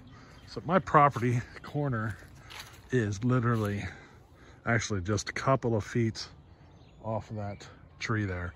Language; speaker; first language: English; native; English